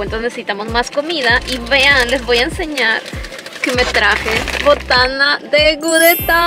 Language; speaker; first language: Spanish; native; Spanish